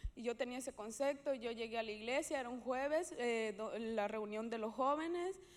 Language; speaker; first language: Spanish; native; Spanish